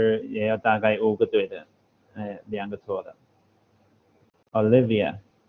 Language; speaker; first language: Chinese; non-native, fluent; English